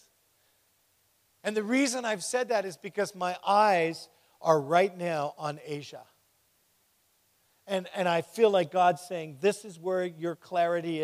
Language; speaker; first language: English; native; English